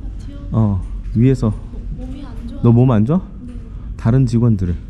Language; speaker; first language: Korean; native; Korean